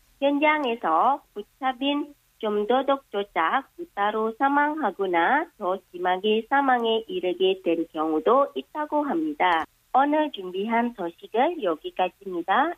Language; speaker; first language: Korean; non-native, fluent; Indonesian